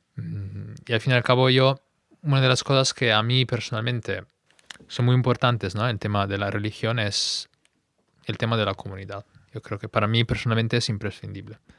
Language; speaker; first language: Spanish; non-native, fluent; Italian